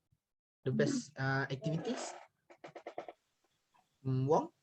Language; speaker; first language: English; non-native, learner; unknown